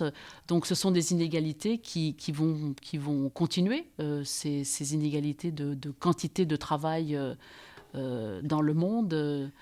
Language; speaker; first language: French; native; French